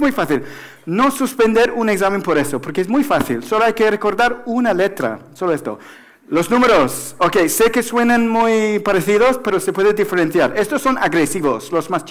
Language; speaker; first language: Spanish; non-native, fluent; English